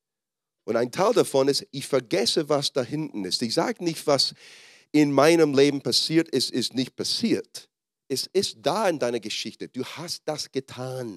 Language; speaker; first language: German; non-native, fluent; English